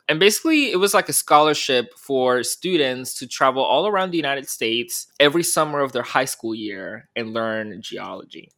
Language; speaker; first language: English; early bilingual, other home language; Spanish